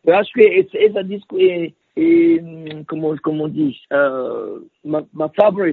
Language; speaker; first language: Portuguese; non-native, learner; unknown